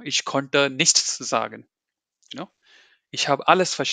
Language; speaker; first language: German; non-native, fluent; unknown